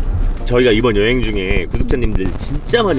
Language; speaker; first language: Korean; native; Korean